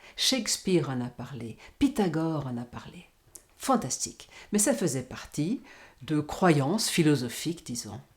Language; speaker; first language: French; non-native, fluent; Portuguese